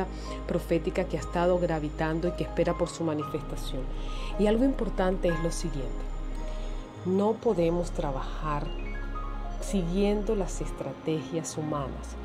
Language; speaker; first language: Spanish; native; Spanish